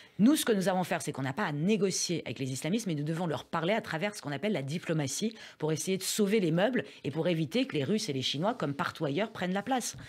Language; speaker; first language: French; early bilingual, other home language; Persian